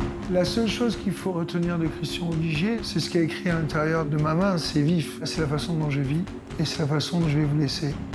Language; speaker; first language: French; native; French